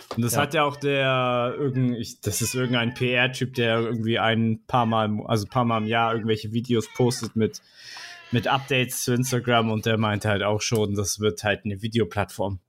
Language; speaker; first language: German; native; German